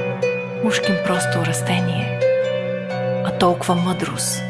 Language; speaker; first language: Bulgarian; native; Bulgarian